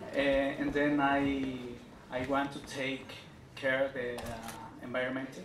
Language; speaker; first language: English; non-native, learner; Spanish